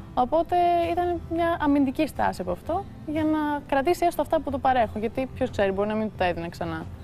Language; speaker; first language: Greek; early bilingual, heritage; Greek